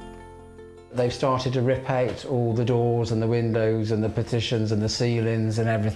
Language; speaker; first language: English; native; English